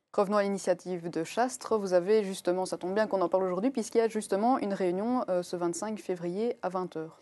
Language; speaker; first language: French; native; French